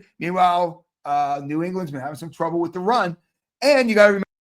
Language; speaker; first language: English; native; English